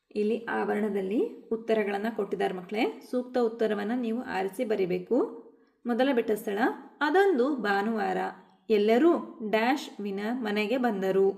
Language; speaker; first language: Kannada; native; Kannada